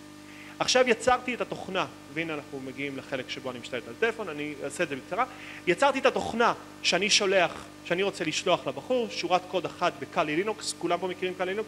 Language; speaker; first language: Hebrew; native; Hebrew